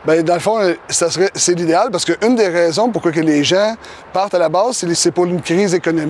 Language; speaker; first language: French; native; French